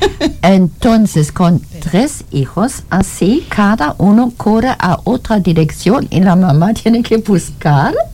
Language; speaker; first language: Spanish; non-native, learner; German